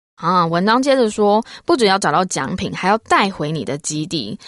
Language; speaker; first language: Chinese; native; Chinese